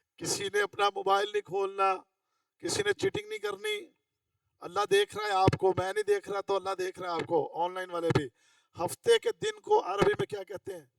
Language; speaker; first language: Urdu; non-native, local second language; Punjabi